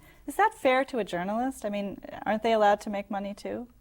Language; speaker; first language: English; native; English